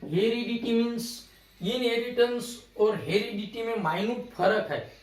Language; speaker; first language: Hindi; non-native, local second language; Marathi